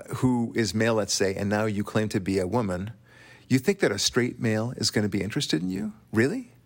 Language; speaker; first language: English; non-native, fluent; Hebrew